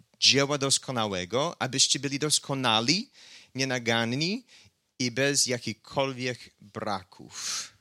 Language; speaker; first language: Polish; non-native, fluent; English